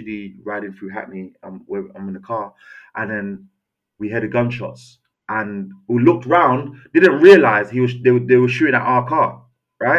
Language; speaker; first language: English; native; English